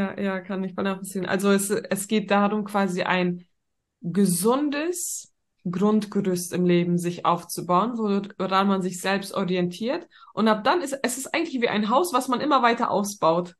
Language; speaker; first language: German; native; German